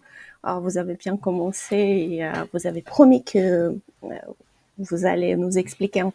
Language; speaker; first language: French; non-native, fluent; Ukrainian